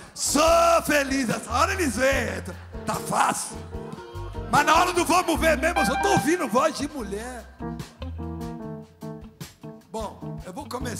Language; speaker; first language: Portuguese; non-native, fluent; English